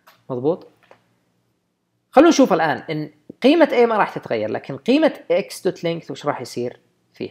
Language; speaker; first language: Arabic; native; Arabic